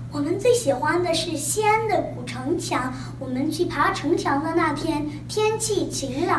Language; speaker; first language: Chinese; early bilingual, heritage; Chinese